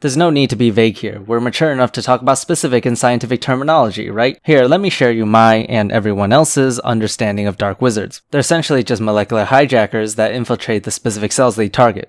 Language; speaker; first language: English; native; English